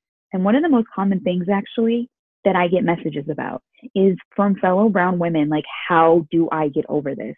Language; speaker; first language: English; early bilingual, other home language; Urdu